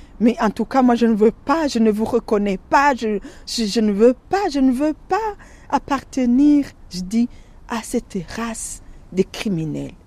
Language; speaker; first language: French; non-native, local second language; Rundi